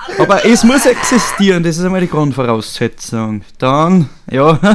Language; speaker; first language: German; native; German